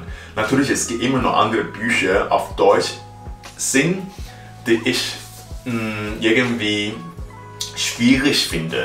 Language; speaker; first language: German; non-native, learner; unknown